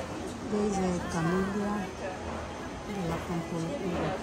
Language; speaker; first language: Dutch; non-native, learner; Indonesian